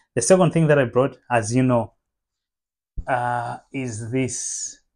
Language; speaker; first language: English; non-native, local second language; Nyanja